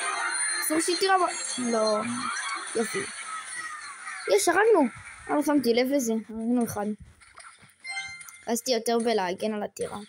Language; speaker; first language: Hebrew; native; Hebrew